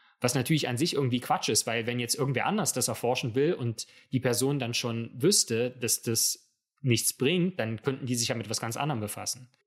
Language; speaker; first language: German; native; German